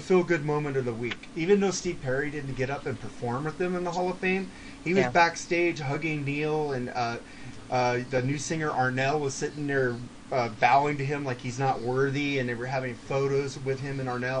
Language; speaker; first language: English; native; English